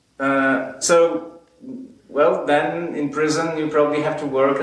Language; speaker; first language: English; non-native, fluent; Polish